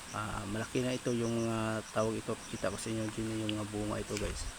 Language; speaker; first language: Filipino; non-native, local second language; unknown